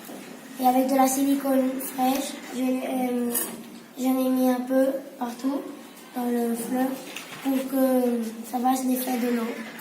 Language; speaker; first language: French; non-native, local second language; Spanish